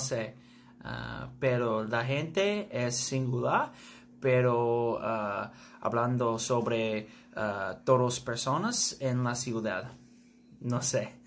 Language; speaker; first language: Spanish; non-native, learner; English